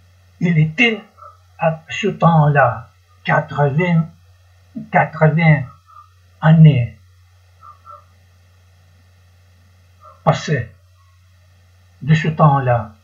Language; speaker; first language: French; non-native, learner; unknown